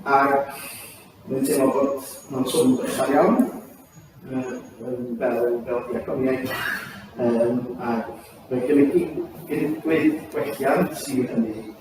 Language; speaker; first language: Welsh; native; Welsh